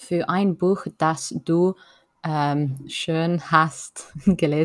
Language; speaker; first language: German; non-native, learner; French